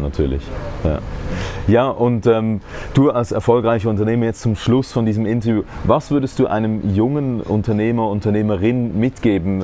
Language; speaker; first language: German; native; German